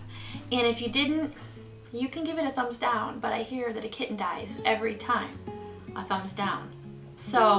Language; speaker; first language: English; native; English